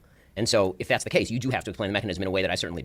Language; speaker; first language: English; native; English